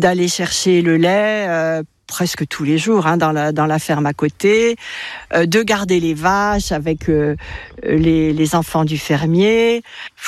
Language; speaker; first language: French; native; French